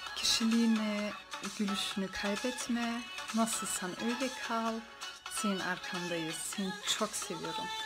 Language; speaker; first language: Turkish; early bilingual, heritage; Turkish